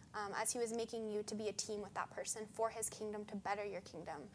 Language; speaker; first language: English; native; English